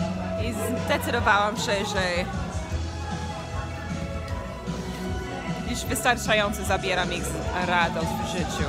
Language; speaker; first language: Polish; non-native, fluent; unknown